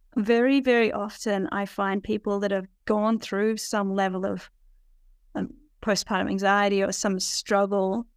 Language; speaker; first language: English; native; English